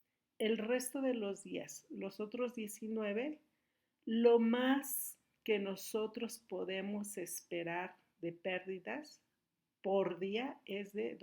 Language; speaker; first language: Spanish; native; Spanish